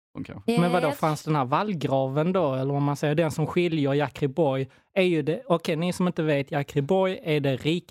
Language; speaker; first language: Swedish; native; Swedish